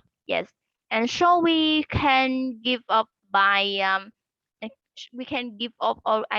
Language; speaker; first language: English; non-native, learner; Vietnamese